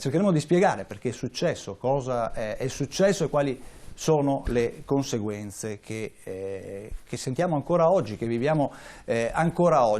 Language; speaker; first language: Italian; native; Italian